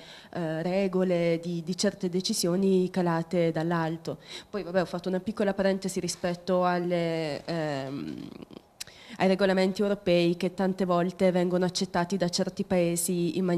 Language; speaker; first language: Italian; native; Italian